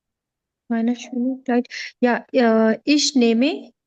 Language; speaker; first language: German; non-native, learner; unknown